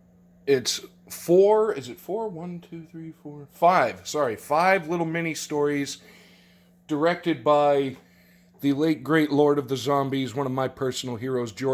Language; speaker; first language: English; native; English